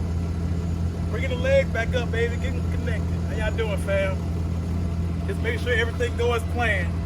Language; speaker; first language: English; native; English